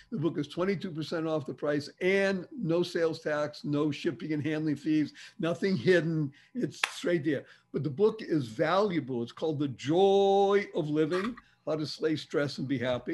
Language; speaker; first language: English; native; English